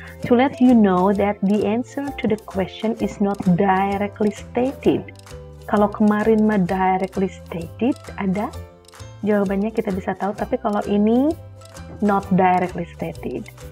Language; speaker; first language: English; non-native, fluent; Indonesian